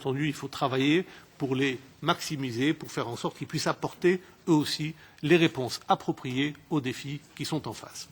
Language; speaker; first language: French; non-native, local second language; Arabic